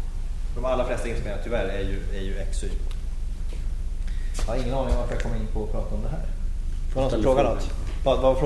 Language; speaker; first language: Swedish; native; Swedish